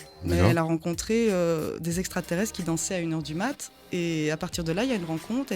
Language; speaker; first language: French; early bilingual, other home language; Khmer